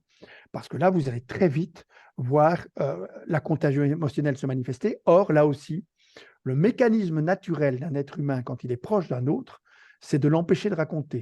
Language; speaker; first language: French; native; French